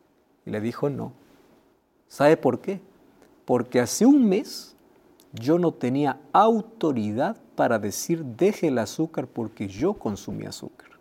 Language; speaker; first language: Spanish; native; Spanish